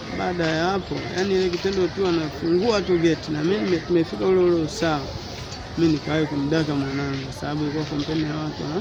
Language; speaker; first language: Swahili; native; Swahili